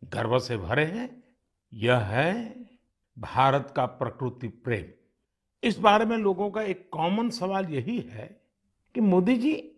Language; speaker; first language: Hindi; non-native, local second language; Gujarati